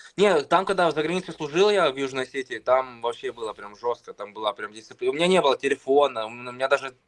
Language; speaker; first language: Russian; native; Russian